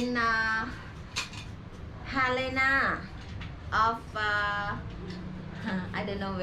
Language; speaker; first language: English; non-native, learner; Thai